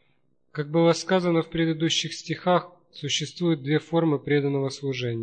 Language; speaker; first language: Russian; native; Russian